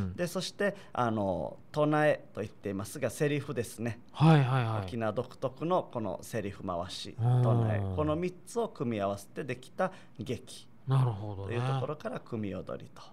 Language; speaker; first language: Japanese; native; Japanese